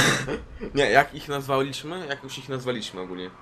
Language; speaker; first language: Polish; native; Polish